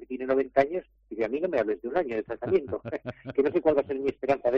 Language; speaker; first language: Spanish; native; Spanish